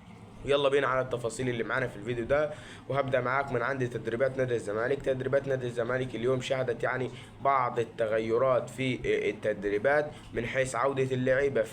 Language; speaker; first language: Arabic; native; Arabic